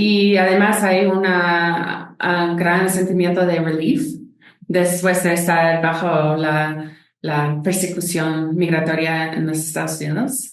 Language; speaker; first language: Spanish; non-native, fluent; English